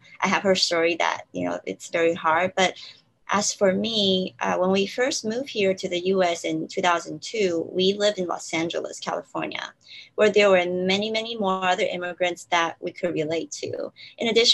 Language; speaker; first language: English; non-native, fluent; Chinese